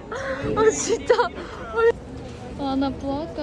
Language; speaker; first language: Russian; non-native, learner; Korean